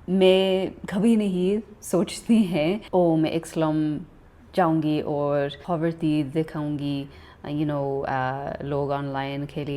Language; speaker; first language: Hindi; non-native, learner; English